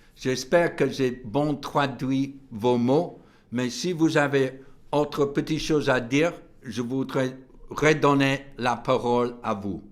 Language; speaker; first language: French; non-native, learner; English